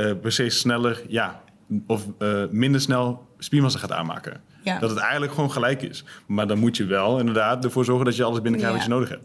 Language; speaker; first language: Dutch; native; Dutch